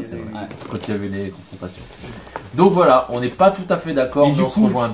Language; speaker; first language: French; native; French